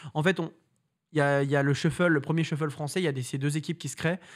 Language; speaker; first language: French; native; French